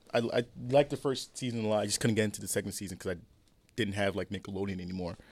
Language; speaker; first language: English; early bilingual, other home language; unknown